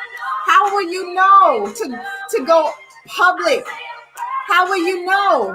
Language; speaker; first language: English; native; English